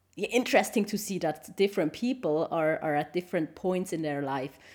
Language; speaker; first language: English; non-native, fluent; German